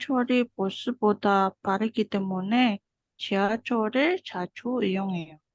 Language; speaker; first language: Korean; non-native, learner; Indonesian